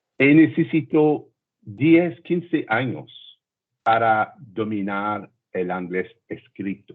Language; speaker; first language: Spanish; non-native, learner; French